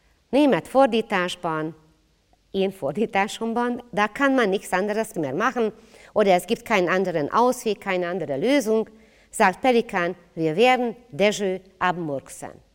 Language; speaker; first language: German; non-native, fluent; Hungarian